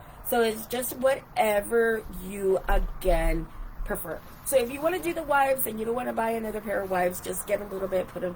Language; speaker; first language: English; native; English